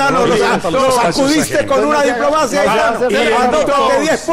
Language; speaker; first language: Spanish; native; Spanish